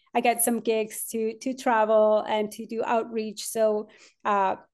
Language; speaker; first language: English; non-native, fluent; Spanish